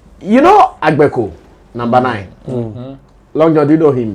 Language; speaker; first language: English; non-native, local second language; Akan